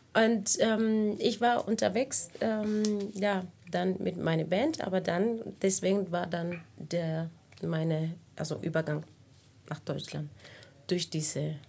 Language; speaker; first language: German; non-native, fluent; Spanish